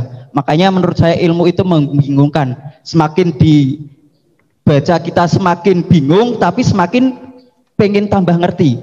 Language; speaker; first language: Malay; non-native, local second language; Javanese